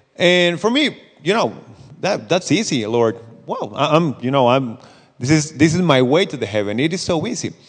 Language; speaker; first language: English; non-native, fluent; Spanish